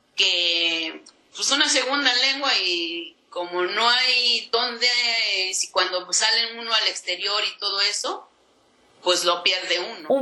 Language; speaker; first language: Spanish; non-native, local second language; Zapotec